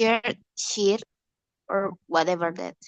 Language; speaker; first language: English; non-native, learner; Indonesian